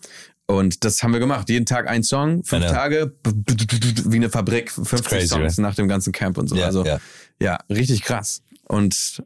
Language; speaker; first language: German; early bilingual, heritage; German